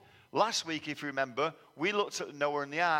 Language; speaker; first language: English; native; English